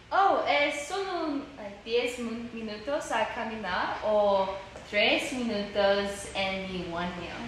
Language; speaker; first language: Spanish; non-native, learner; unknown